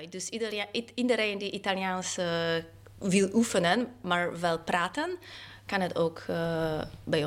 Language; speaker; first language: Dutch; non-native, fluent; Polish